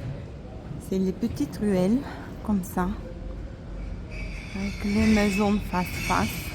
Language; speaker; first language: French; non-native, fluent; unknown